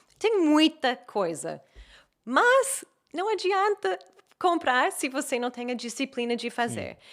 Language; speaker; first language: Portuguese; non-native, fluent; English